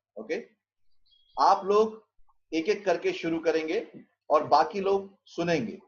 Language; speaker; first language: Hindi; native; Hindi